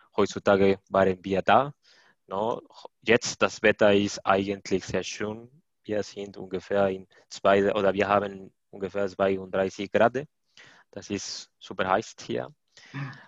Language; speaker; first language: German; non-native, learner; Spanish